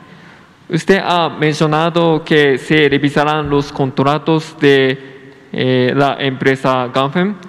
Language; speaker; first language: Spanish; non-native, fluent; Japanese